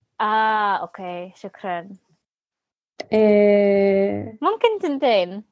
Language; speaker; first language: Arabic; non-native, learner; English